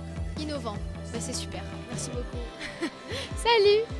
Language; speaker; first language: French; native; French